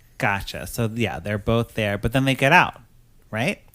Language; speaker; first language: English; native; English